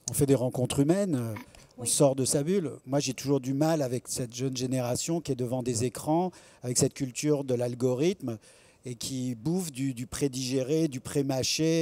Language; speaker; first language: French; native; French